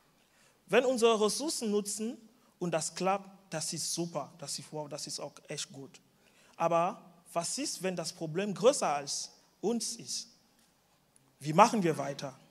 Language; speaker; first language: German; non-native, fluent; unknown